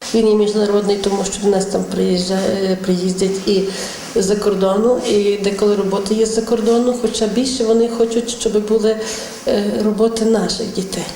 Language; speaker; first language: Ukrainian; native; Ukrainian